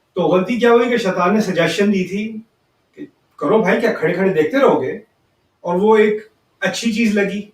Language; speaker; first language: Urdu; early bilingual, heritage; Urdu